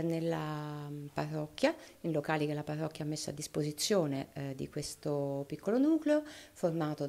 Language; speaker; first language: Italian; native; Italian